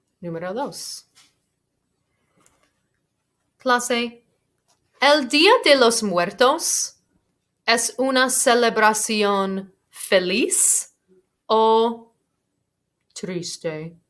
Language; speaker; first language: Spanish; non-native, fluent; English